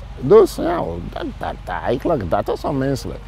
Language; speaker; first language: Dutch; non-native, fluent; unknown